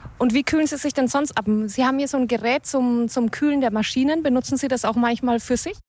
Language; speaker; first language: German; native; German